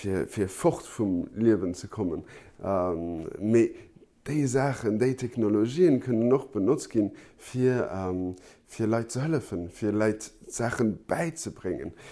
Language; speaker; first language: German; non-native, local second language; Luxembourgish